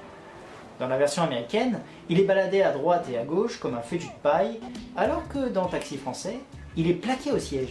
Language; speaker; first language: French; native; French